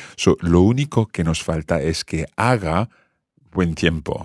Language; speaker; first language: Spanish; non-native, fluent; English